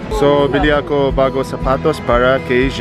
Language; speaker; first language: Filipino; non-native, learner; Arabic